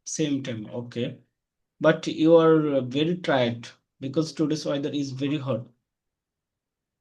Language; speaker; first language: English; non-native, learner; Bangla